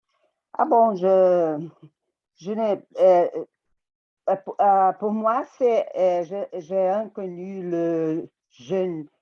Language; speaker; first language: French; non-native, learner; Portuguese